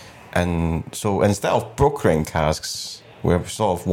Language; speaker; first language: English; non-native, local second language; Cantonese